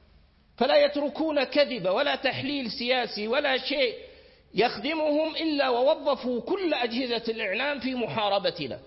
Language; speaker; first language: Arabic; native; Arabic